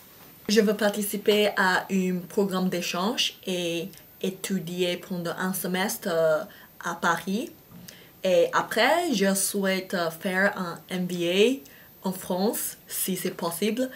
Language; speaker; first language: French; non-native, fluent; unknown